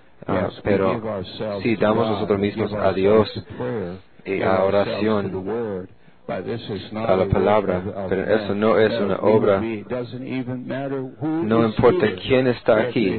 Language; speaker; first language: Spanish; non-native, fluent; English